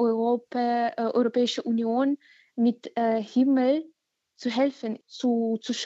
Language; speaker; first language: German; non-native, fluent; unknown